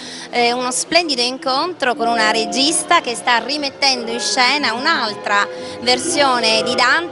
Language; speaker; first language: Italian; native; Italian